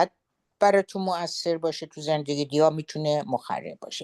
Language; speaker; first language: Persian; native; Persian